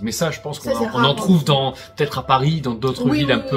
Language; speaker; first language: French; native; French